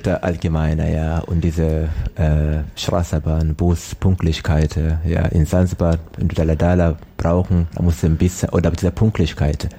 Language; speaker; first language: German; non-native, learner; Swahili